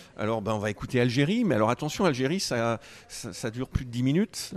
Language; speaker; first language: French; native; French